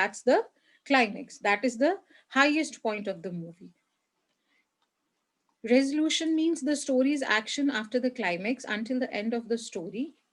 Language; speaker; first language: English; non-native, local second language; Hindi